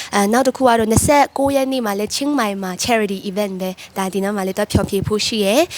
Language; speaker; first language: Burmese; native; Burmese